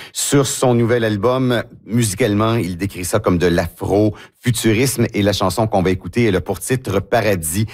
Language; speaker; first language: French; native; French